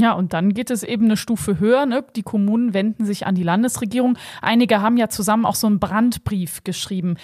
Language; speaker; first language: German; native; German